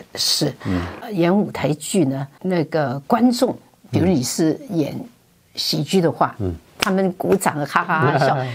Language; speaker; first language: Chinese; non-native, fluent; Wu Chinese